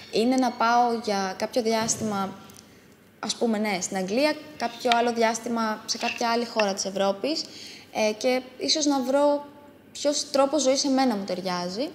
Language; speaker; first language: Greek; early bilingual, other home language; Amharic